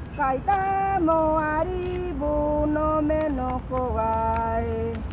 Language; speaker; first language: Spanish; non-native, local second language; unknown